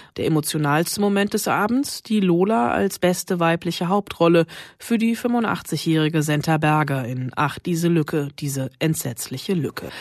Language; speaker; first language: German; native; German